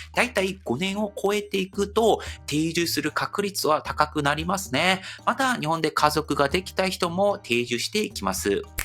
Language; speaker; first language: Japanese; non-native, fluent; Korean